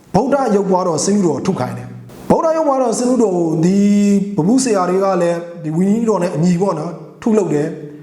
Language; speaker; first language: Burmese; non-native, local second language; Mon